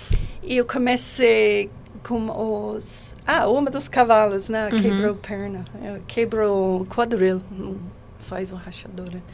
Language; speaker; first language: Portuguese; non-native, learner; English